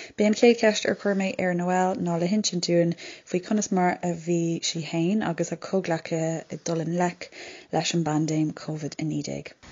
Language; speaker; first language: Irish; non-native, local second language; English